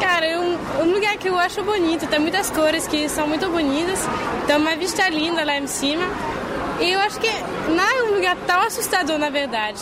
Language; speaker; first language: Portuguese; non-native, fluent; French